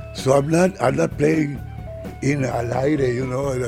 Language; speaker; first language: English; non-native, fluent; Spanish